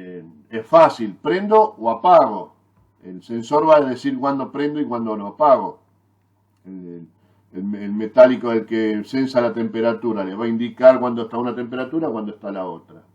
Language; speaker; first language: Spanish; native; Spanish